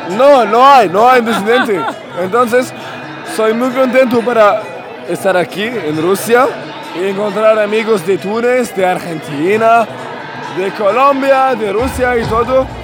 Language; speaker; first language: Spanish; non-native, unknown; Arabic